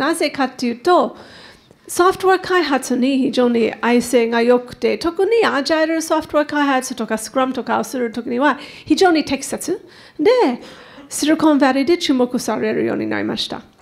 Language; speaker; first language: Japanese; non-native, fluent; English